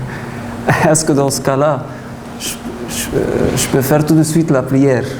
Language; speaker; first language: French; non-native, fluent; Arabic